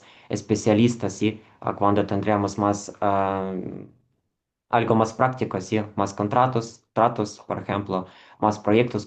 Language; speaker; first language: Spanish; non-native, fluent; Ukrainian